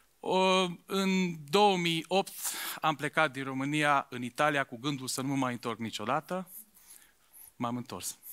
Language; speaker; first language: Romanian; non-native, local second language; Hungarian